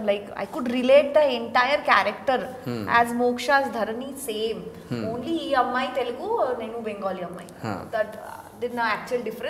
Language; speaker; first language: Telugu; non-native, local second language; Bangla